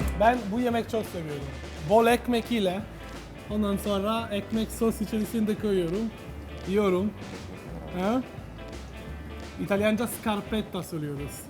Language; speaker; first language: Turkish; non-native, learner; Italian